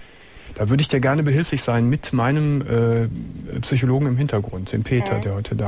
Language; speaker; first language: German; native; German